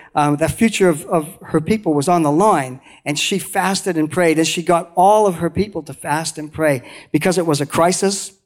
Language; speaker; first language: English; native; English